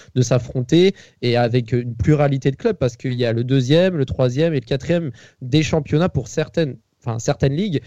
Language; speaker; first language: French; native; French